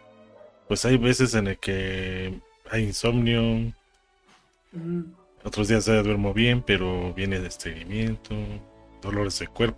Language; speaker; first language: Spanish; native; Spanish